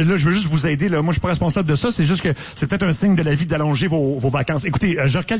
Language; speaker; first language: French; native; French